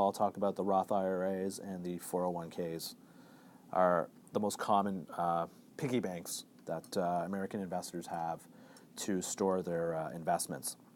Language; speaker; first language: English; native; English